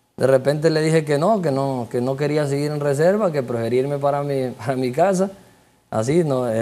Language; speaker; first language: Spanish; native; Spanish